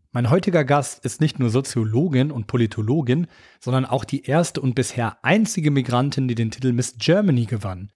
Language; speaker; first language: German; native; German